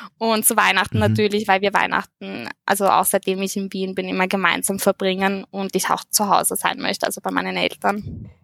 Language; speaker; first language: German; early bilingual, heritage; German